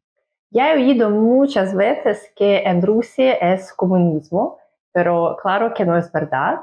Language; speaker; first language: Spanish; non-native, fluent; Russian